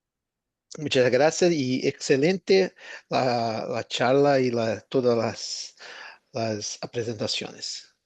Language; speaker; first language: Spanish; non-native, fluent; Portuguese